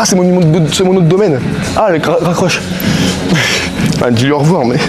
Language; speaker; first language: French; native; French